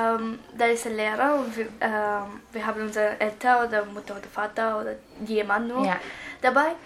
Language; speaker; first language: German; early bilingual, other home language; Croatian